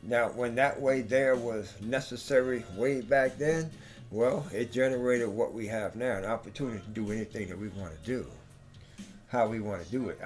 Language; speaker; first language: English; native; English